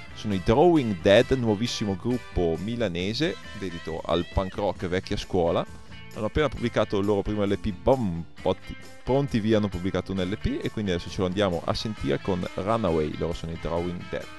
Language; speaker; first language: Italian; native; Italian